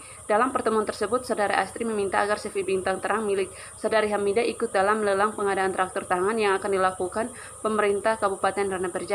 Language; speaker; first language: Indonesian; native; Indonesian